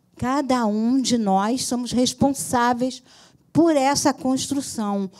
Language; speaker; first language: Portuguese; native; Portuguese